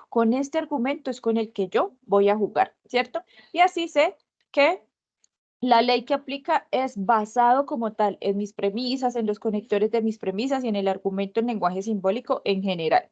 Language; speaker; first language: Spanish; native; Spanish